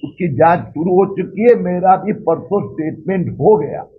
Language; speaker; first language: Hindi; non-native, local second language; Marathi